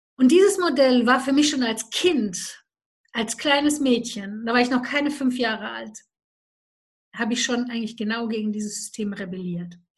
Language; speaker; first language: German; native; German